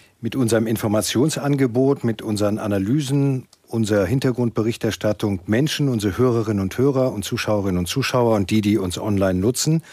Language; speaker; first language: German; native; German